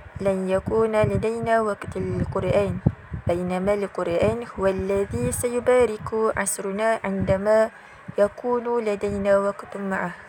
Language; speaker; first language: Arabic; non-native, learner; Malay